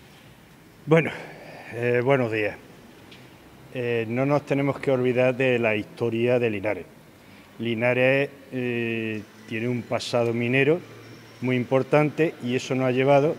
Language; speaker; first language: Spanish; native; Spanish